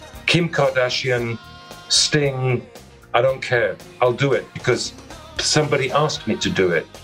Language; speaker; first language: English; early bilingual, other home language; Spanish